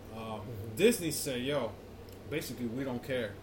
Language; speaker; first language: English; native; English